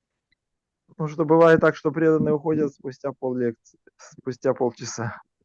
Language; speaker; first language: Russian; native; Russian